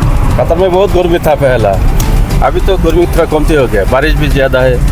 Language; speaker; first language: Hindi; non-native, learner; Bangla